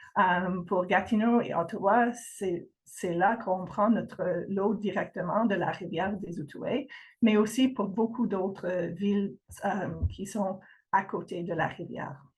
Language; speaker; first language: French; non-native, fluent; English